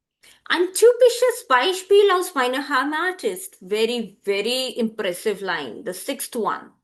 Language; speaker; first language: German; non-native, fluent; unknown